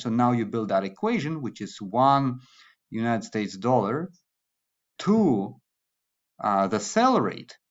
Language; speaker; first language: English; non-native, fluent; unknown